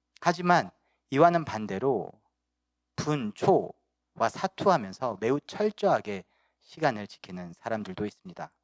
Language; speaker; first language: Korean; early bilingual, heritage; Korean